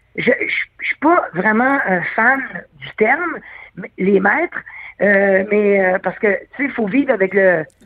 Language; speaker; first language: French; native; French